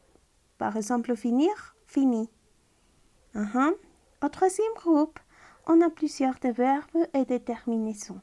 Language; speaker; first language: French; non-native, fluent; Spanish